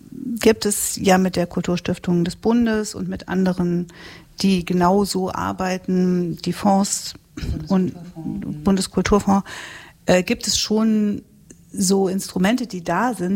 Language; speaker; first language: German; native; German